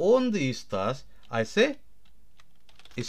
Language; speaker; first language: Portuguese; non-native, learner; Nepali